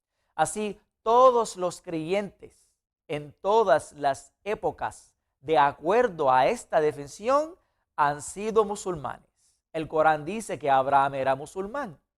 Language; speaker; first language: Spanish; non-native, fluent; Arabic